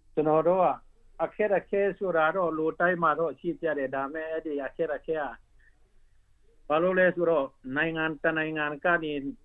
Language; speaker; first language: Burmese; non-native, local second language; Hakha Chin